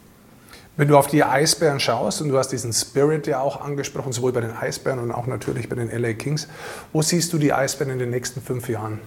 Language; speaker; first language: German; native; German